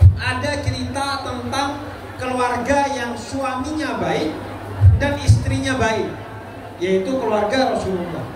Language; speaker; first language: Indonesian; non-native, local second language; Madurese